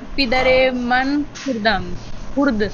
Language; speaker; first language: Persian; non-native, learner; Urdu